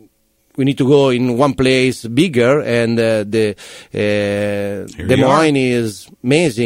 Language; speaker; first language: English; non-native, learner; Italian